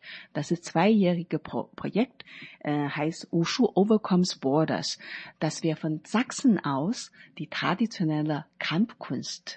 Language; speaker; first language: German; non-native, learner; Chinese